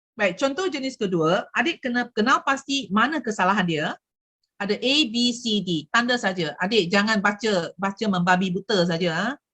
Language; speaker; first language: Malay; non-native, local second language; Chinese